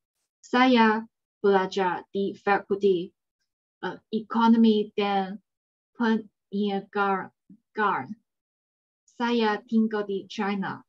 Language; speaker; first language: Indonesian; non-native, learner; Chinese